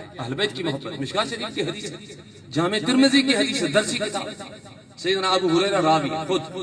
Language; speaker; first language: Urdu; non-native, local second language; Sindhi